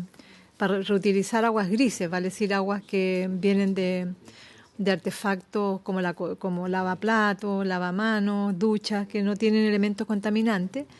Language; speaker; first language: Spanish; native; Spanish